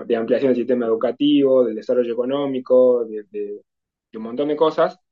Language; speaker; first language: Spanish; native; Spanish